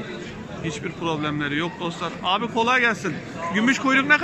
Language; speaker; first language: Turkish; native; Turkish